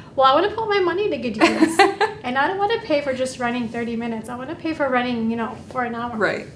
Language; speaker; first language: English; native; English